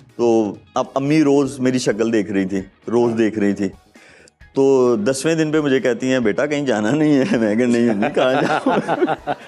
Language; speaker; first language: Urdu; non-native, local second language; Punjabi